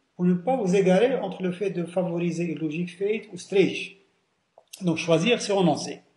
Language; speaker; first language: French; non-native, local second language; Arabic